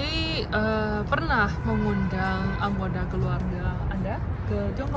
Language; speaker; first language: Indonesian; non-native, fluent; Chinese